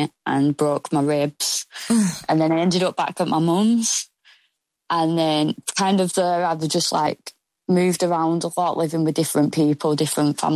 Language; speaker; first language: English; native; English